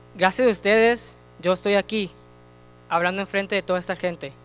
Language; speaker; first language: Spanish; early bilingual, heritage; Spanish